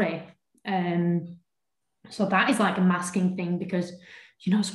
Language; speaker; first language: English; native; English